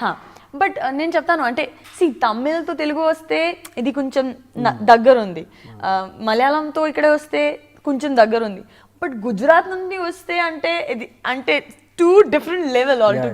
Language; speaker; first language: Telugu; non-native, learner; Gujarati